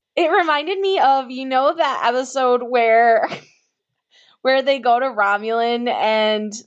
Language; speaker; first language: English; native; English